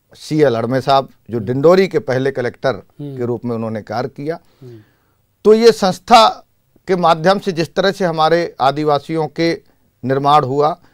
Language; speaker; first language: Hindi; native; Hindi